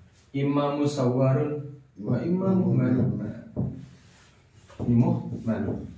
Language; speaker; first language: Arabic; non-native, fluent; Indonesian